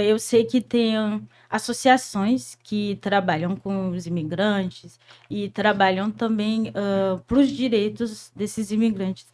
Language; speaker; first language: Portuguese; non-native, fluent; Haitian Creole